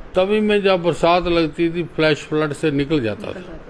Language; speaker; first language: Hindi; native; Hindi